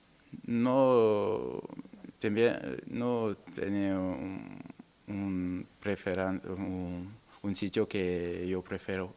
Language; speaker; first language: Spanish; non-native, learner; French